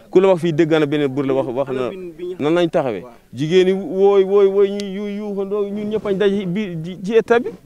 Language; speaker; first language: Wolof; non-native, local second language; Fula